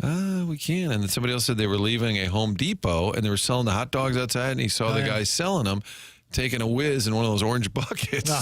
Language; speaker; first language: English; native; English